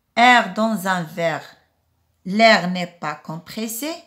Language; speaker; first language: French; non-native, local second language; Arabic